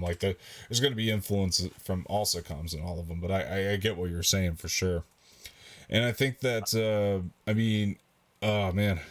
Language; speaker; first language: English; native; English